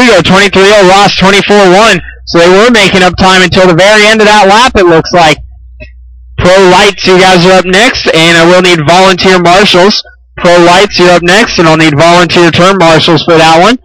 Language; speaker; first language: English; native; English